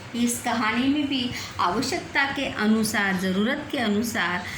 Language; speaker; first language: Hindi; non-native, local second language; Marathi